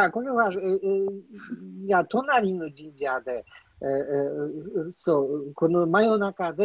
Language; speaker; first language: Japanese; non-native, learner; Polish